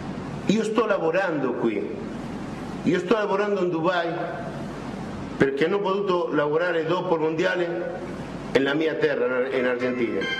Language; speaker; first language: Italian; non-native, fluent; Spanish